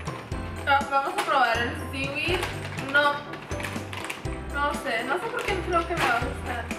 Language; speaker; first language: Spanish; early bilingual, other home language; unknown